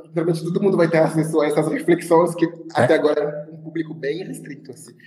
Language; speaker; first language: Portuguese; non-native, fluent; French